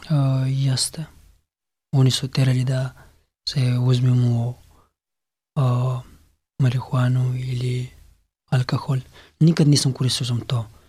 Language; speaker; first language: Serbian; non-native, learner; Pashto